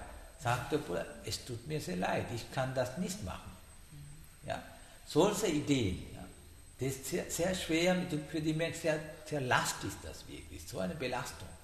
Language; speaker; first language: German; non-native, learner; Sinhala